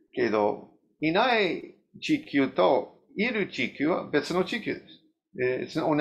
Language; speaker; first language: Japanese; non-native, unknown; English